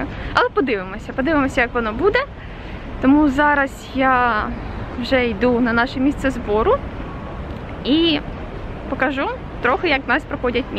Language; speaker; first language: Ukrainian; native; Ukrainian